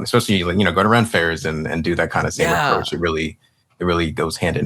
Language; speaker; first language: English; native; English